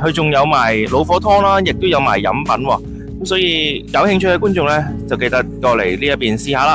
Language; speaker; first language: Cantonese; native; Cantonese